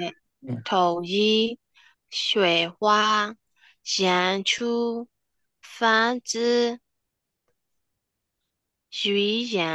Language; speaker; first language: Chinese; non-native, learner; Burmese